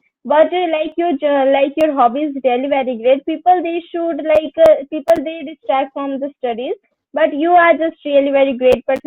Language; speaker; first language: English; non-native, learner; Hindi